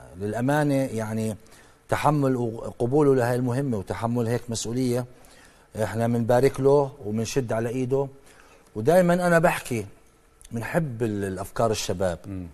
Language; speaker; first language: Arabic; native; Arabic